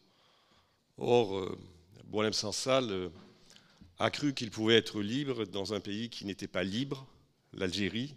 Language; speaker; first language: French; native; French